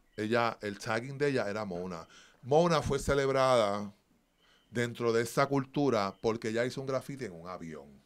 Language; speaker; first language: Spanish; native; Spanish